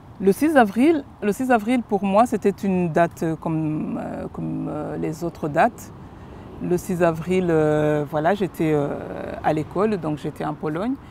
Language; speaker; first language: French; non-native, local second language; Kinyarwanda